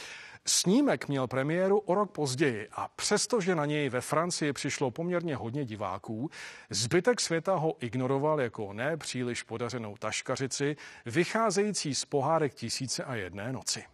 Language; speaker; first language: Czech; native; Czech